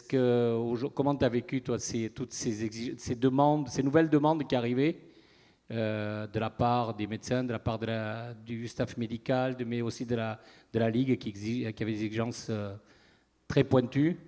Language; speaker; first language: French; native; French